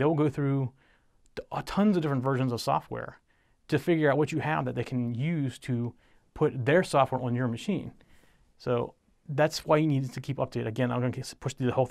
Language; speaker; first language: English; native; English